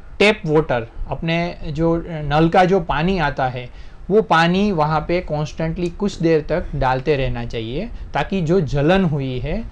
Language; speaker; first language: Hindi; non-native, local second language; Gujarati